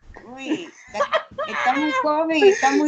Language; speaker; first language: Spanish; native; Spanish